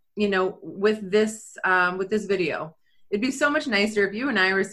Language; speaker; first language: English; native; English